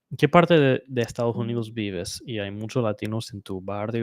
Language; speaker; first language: Spanish; non-native, fluent; English